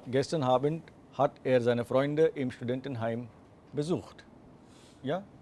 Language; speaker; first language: German; non-native, fluent; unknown